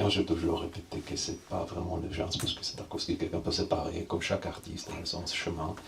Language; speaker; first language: French; non-native, fluent; Russian